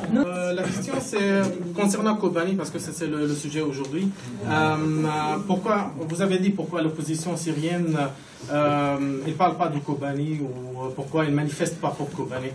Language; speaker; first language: French; non-native, fluent; Arabic